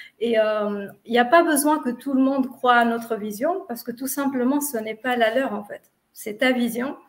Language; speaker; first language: French; non-native, local second language; Arabic